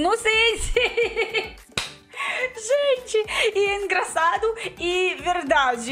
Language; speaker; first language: Portuguese; non-native, learner; Russian